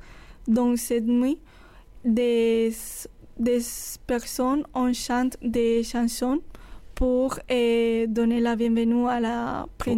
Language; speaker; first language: French; non-native, learner; Spanish